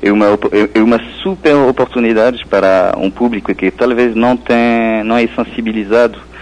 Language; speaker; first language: Portuguese; non-native, fluent; French